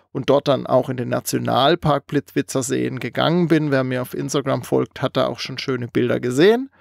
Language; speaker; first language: German; native; German